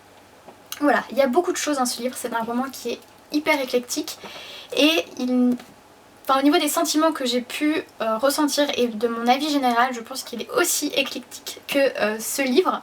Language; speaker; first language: French; native; French